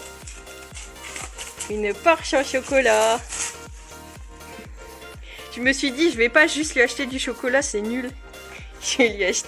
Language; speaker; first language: French; native; French